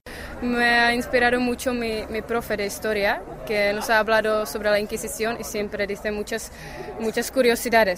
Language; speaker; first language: Spanish; non-native, learner; Czech